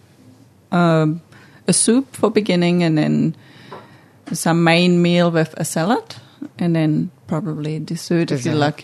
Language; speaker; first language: English; non-native, fluent; German